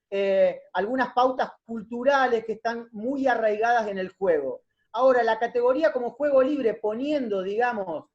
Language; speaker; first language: Spanish; native; Spanish